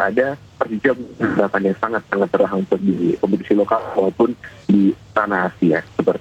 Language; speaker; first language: Indonesian; native; Indonesian